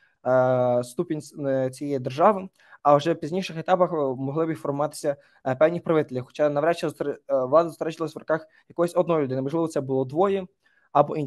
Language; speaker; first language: Ukrainian; native; Ukrainian